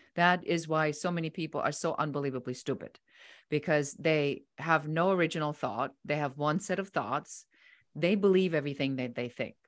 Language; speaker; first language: English; non-native, fluent; German